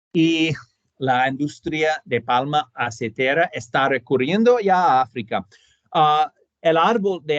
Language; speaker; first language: Spanish; non-native, fluent; English